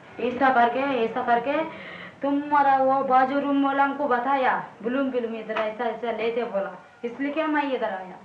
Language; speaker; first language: Hindi; non-native, local second language; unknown